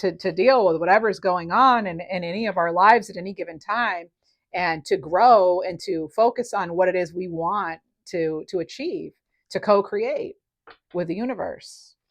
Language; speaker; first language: English; native; English